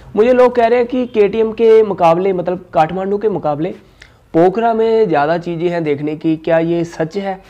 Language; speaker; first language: Hindi; native; Hindi